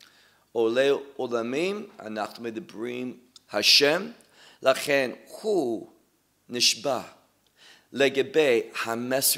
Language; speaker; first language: Hebrew; non-native, fluent; English